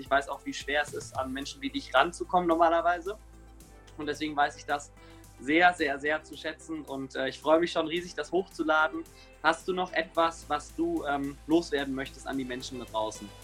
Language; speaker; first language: German; native; German